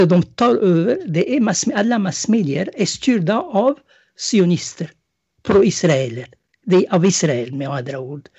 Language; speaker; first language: Swedish; non-native, fluent; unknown